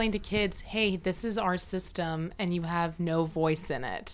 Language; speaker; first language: English; native; English